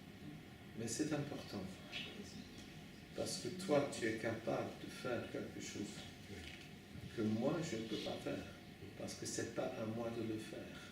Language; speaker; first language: French; non-native, fluent; English